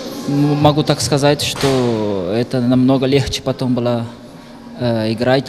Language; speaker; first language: Russian; non-native, fluent; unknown